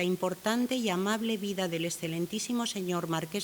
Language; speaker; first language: Spanish; native; Spanish